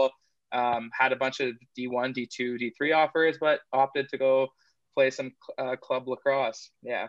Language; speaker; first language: English; native; English